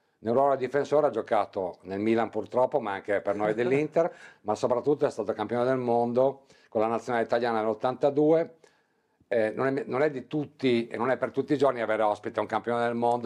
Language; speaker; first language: Italian; native; Italian